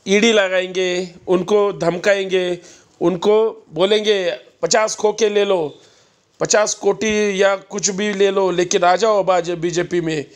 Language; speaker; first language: Hindi; non-native, local second language; Marathi